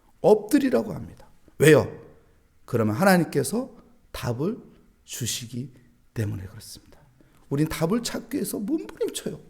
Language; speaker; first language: Korean; native; Korean